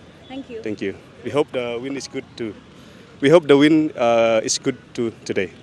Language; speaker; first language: English; non-native, learner; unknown